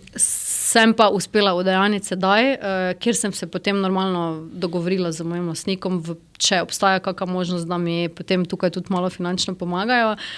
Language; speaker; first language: Slovenian; native; Slovenian